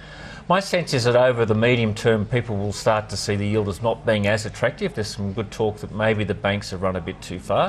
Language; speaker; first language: English; native; English